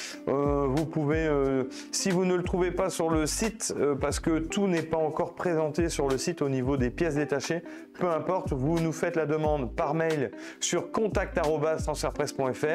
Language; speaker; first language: French; native; French